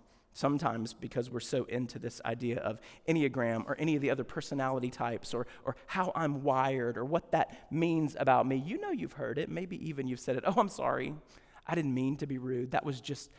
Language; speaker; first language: English; native; English